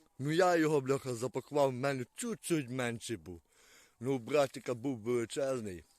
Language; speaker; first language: Ukrainian; native; Ukrainian